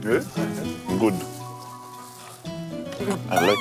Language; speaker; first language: English; non-native, local second language; Fijian